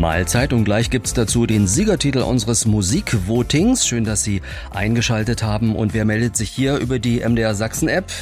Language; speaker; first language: German; native; German